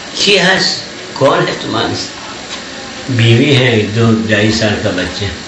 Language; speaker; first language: Urdu; non-native, local second language; Balti